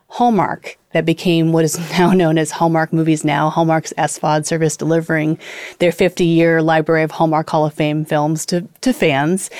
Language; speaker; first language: English; native; English